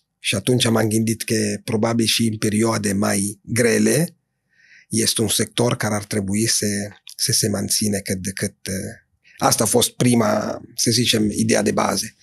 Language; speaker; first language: Romanian; non-native, fluent; Italian